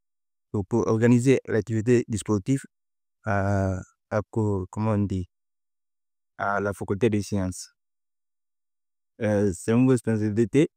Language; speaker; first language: French; non-native, learner; Portuguese